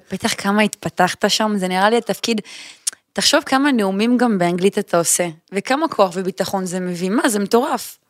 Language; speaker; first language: Hebrew; native; Hebrew